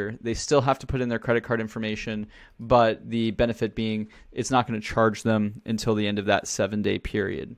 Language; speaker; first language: English; native; English